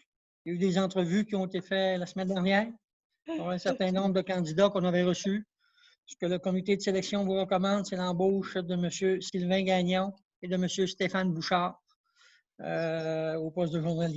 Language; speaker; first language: French; native; French